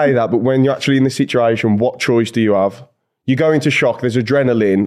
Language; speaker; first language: English; native; English